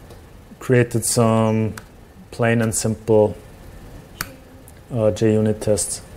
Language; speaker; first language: English; non-native, fluent; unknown